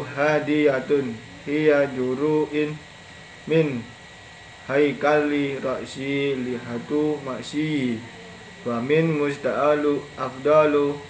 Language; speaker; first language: Arabic; non-native, learner; Indonesian